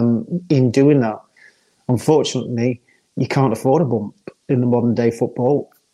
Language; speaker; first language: English; native; English